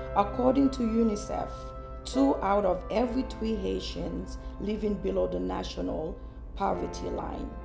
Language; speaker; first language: English; early bilingual, other home language; Haitian Creole